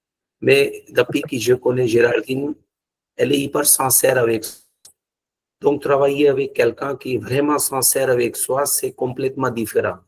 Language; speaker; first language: French; non-native, fluent; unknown